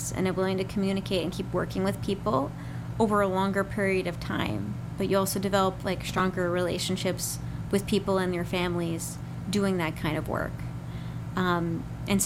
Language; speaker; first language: English; non-native, local second language; Ukrainian